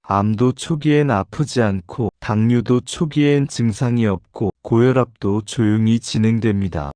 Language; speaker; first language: Korean; native; Korean